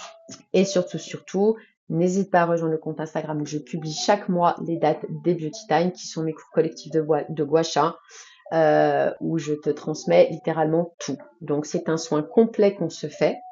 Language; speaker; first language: French; native; French